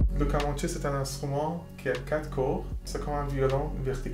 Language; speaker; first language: French; non-native, learner; Persian